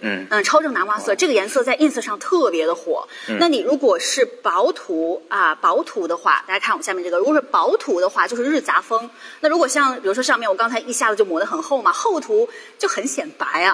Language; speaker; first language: Chinese; native; Chinese